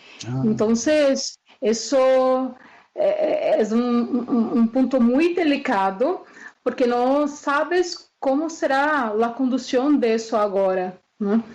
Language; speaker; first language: Spanish; non-native, fluent; Portuguese